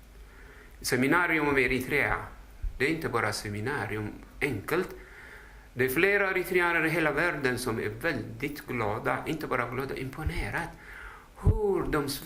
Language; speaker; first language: Swedish; non-native, fluent; Tigrinya